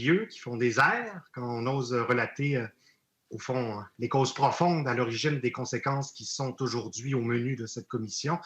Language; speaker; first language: French; native; French